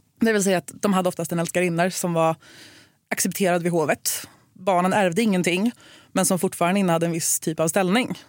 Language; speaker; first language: Swedish; native; Swedish